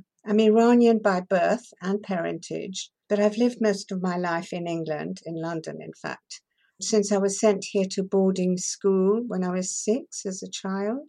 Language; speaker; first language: English; early bilingual, other home language; Persian